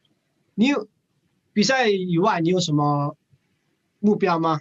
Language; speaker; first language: Chinese; early bilingual, heritage; English